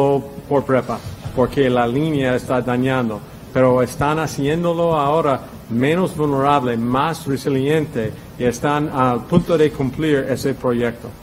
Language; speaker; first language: Spanish; non-native, fluent; English